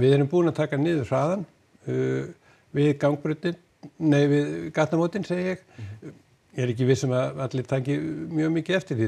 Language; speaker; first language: Icelandic; native; Icelandic